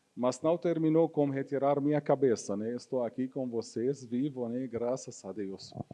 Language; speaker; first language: Portuguese; non-native, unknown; Arabic